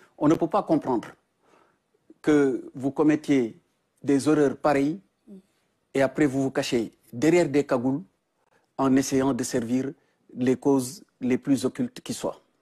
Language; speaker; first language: French; non-native, local second language; Wolof